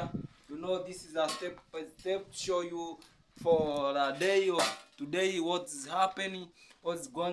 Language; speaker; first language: English; non-native, learner; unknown